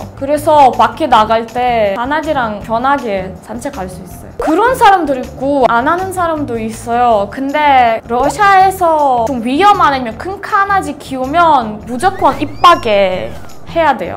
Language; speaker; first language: Korean; non-native, fluent; Russian